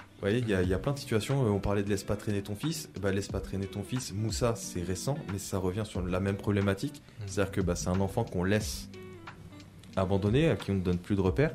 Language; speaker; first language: French; native; French